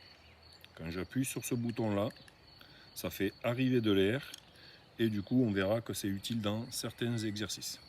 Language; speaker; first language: French; native; French